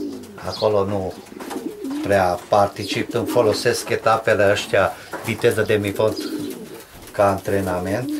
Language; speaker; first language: Romanian; non-native, local second language; Hungarian